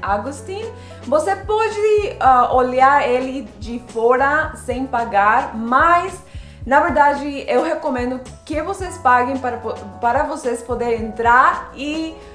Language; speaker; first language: Portuguese; non-native, fluent; Spanish